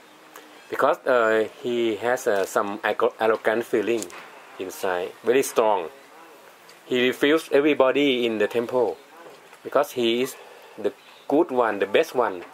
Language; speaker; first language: English; non-native, learner; Thai